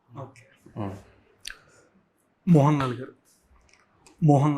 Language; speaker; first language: Telugu; native; Telugu